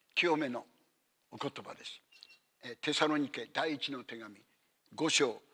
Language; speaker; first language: Japanese; native; Japanese